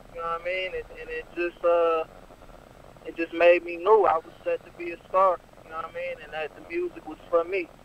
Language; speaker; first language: English; native; English